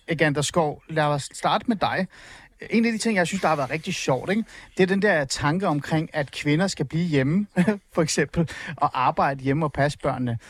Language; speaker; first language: Danish; early bilingual, other home language; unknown